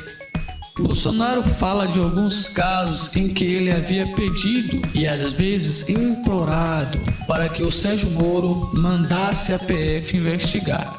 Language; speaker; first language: Portuguese; native; Portuguese